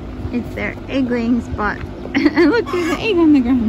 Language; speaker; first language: English; native; English